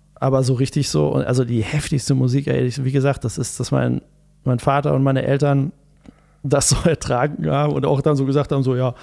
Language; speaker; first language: German; native; German